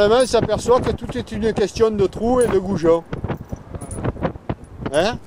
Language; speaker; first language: French; native; French